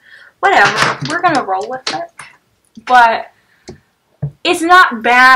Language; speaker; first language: English; native; English